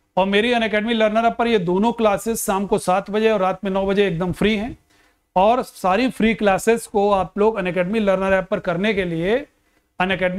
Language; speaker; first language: Hindi; native; Hindi